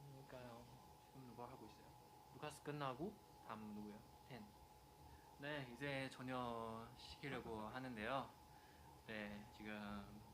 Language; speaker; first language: Korean; non-native, fluent; Chinese